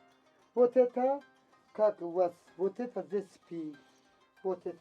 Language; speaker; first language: Russian; non-native, learner; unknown